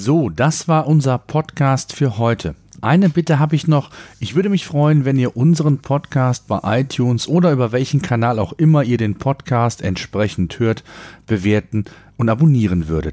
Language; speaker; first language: German; native; German